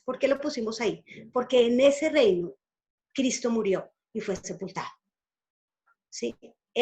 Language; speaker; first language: Spanish; native; Spanish